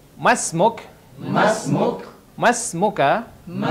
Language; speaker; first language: Arabic; non-native, fluent; Indonesian